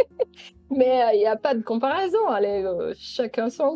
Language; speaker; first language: French; non-native, local second language; Dutch